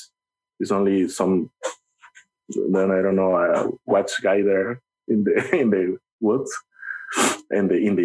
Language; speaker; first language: English; non-native, learner; Spanish